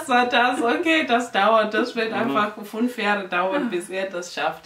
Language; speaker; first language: German; non-native, local second language; North Ndebele